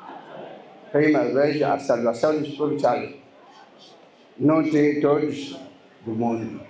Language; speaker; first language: Portuguese; non-native, learner; Lingala